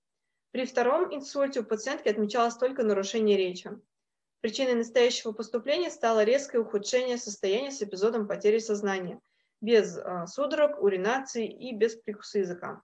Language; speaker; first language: Russian; native; Russian